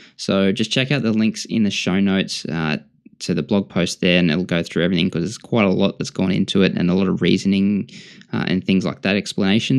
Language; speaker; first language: English; native; English